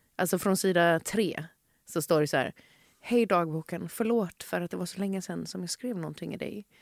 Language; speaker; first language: Swedish; native; Swedish